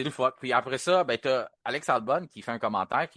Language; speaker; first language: French; native; French